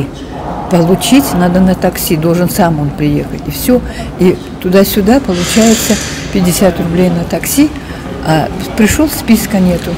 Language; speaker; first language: Russian; non-native, local second language; Tajik